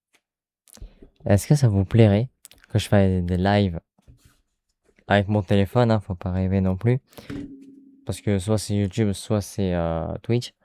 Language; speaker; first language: French; native; French